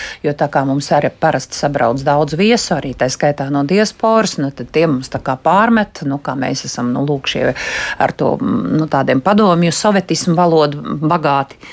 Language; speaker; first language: Latvian; native; Latvian